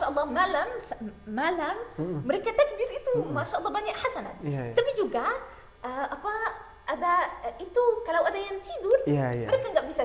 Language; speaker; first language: Indonesian; non-native, learner; Arabic